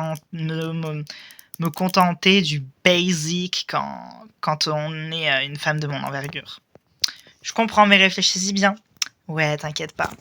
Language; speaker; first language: French; native; French